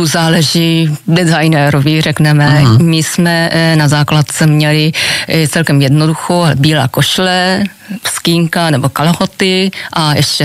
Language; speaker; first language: Czech; non-native, fluent; Japanese